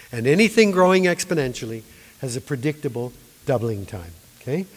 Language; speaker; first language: English; native; English